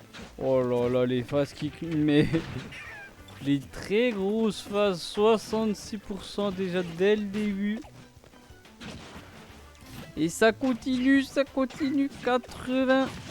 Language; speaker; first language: French; native; French